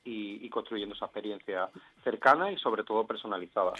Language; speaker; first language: Spanish; native; Spanish